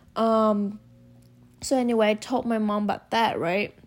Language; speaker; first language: English; non-native, fluent; Vietnamese